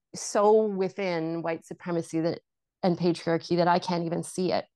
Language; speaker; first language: English; native; English